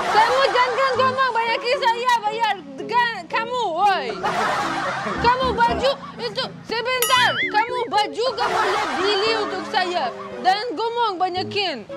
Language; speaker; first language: Indonesian; non-native, learner; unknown